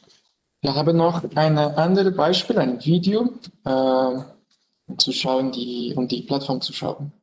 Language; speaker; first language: German; non-native, learner; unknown